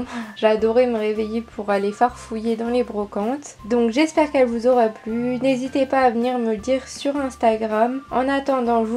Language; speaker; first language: French; native; French